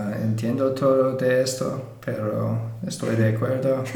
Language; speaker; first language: Spanish; non-native, learner; English